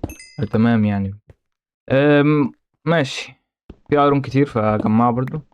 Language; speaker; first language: Arabic; native; Arabic